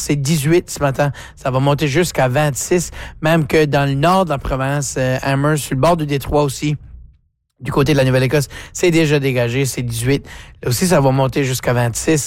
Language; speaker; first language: French; native; French